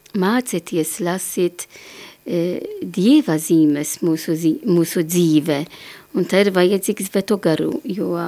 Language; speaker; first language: Latvian; non-native, learner; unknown